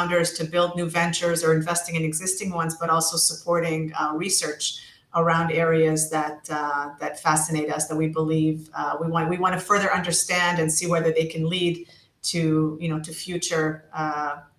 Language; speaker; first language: English; native; English